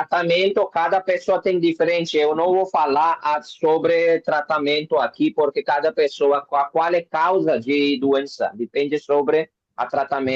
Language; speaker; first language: Portuguese; non-native, learner; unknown